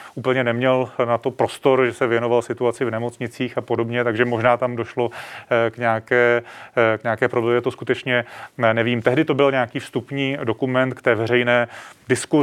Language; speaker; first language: Czech; native; Czech